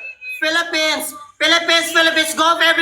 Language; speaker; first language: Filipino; non-native, local second language; Cebuano